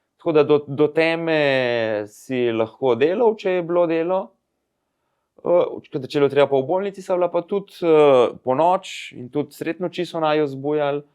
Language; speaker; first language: Slovenian; native; Slovenian